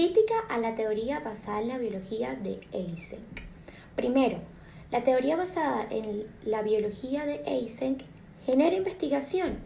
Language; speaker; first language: Spanish; native; Spanish